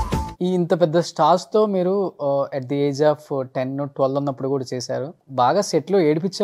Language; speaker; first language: Telugu; native; Telugu